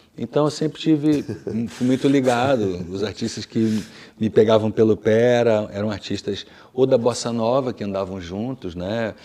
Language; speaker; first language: Portuguese; native; Portuguese